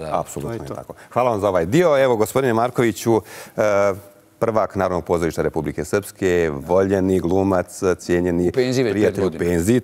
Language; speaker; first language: Bosnian; native; Bosnian